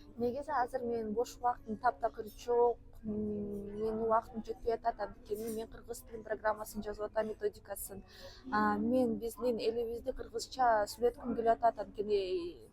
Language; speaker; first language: Kyrgyz; early bilingual, other home language; Russian